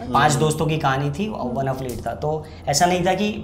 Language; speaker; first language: Hindi; native; Hindi